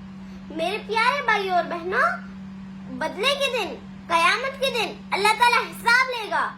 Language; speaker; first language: Urdu; native; Urdu